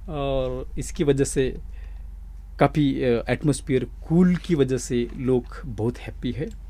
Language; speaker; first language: Hindi; non-native, local second language; Marathi